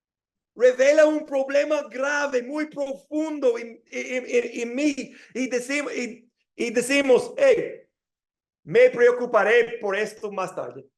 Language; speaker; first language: Spanish; non-native, fluent; English